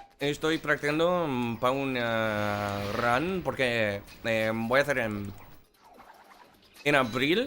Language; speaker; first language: Spanish; non-native, fluent; English